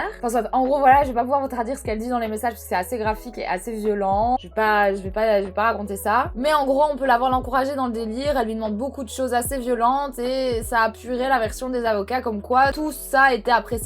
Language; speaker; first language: French; native; French